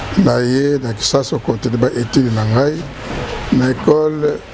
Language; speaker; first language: Lingala; non-native, local second language; Kongo